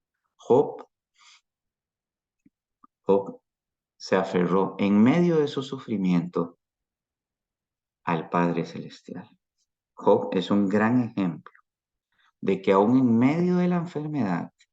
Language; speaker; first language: Spanish; native; Spanish